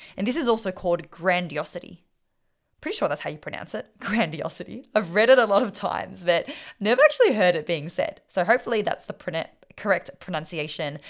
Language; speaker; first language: English; non-native, local second language; Vietnamese